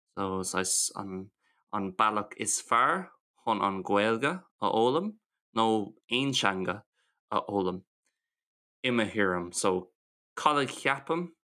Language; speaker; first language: Irish; non-native, local second language; English